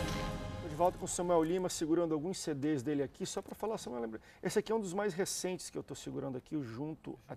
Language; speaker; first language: Portuguese; native; Portuguese